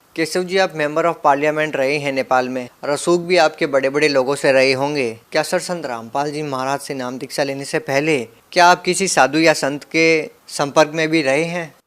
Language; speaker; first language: Hindi; native; Hindi